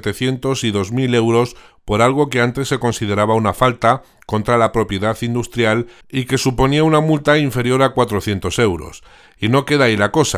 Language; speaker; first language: Spanish; native; Spanish